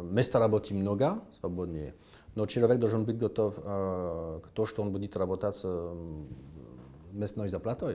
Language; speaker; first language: Russian; non-native, fluent; French